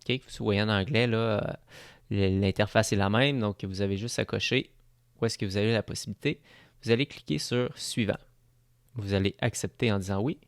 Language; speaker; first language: French; native; French